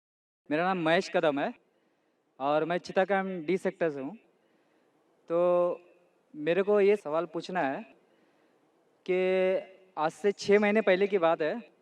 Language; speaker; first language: Hindi; non-native, local second language; Marathi